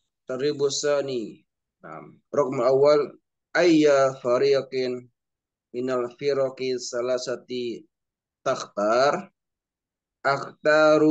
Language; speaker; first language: Arabic; non-native, learner; Indonesian